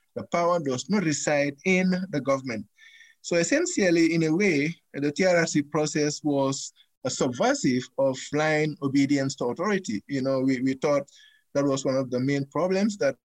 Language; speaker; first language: English; non-native, local second language; Fula